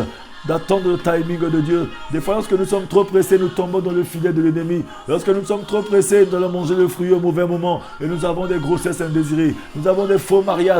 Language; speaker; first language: French; non-native, local second language; Lingala